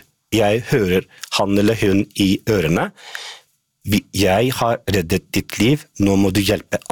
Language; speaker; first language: Norwegian; non-native, fluent; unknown